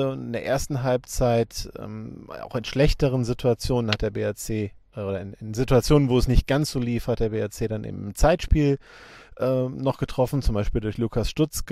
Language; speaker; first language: German; native; German